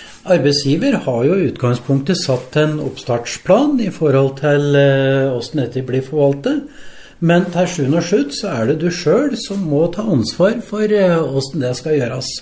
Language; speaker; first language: Norwegian; native; Norwegian